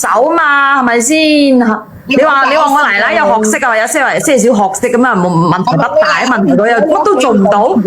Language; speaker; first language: Cantonese; native; Cantonese